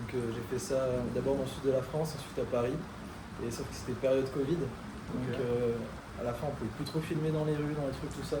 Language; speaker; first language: French; native; French